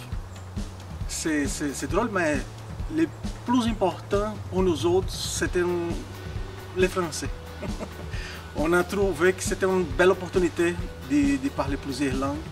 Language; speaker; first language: French; non-native, fluent; Portuguese